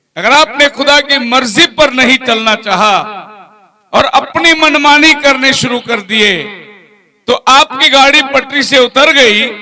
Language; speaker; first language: Hindi; non-native, local second language; Tamil